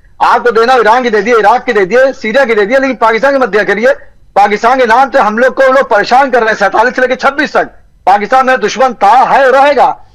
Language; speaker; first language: Hindi; native; Hindi